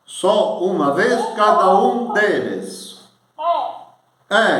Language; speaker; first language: Portuguese; non-native, fluent; Italian